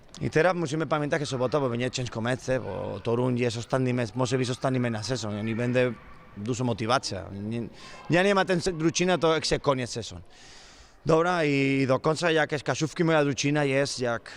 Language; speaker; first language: Polish; non-native, learner; Spanish